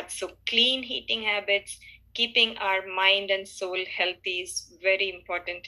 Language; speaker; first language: English; non-native, local second language; Tamil